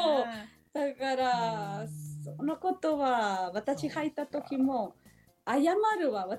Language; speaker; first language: Japanese; non-native, learner; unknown